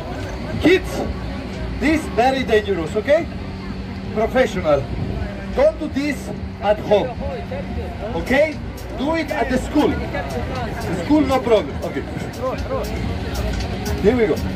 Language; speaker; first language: English; non-native, learner; Spanish